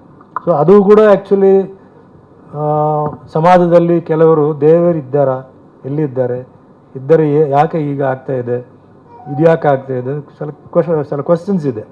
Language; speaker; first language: Kannada; non-native, fluent; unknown